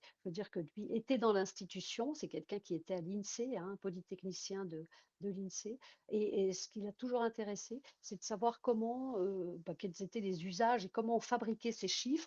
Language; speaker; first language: French; native; French